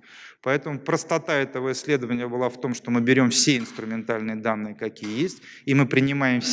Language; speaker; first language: Russian; native; Russian